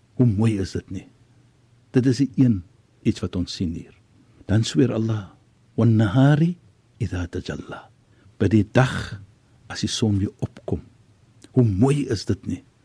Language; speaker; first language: Afrikaans; native; Afrikaans